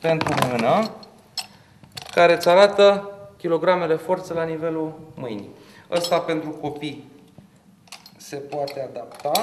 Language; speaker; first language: Romanian; native; Romanian